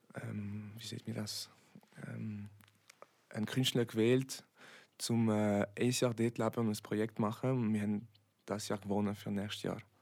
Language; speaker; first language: German; non-native, local second language; French